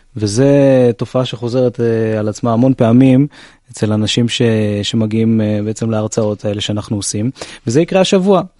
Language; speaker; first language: Hebrew; native; Hebrew